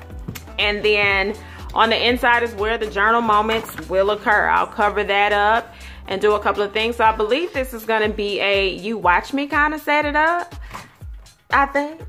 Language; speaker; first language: English; native; English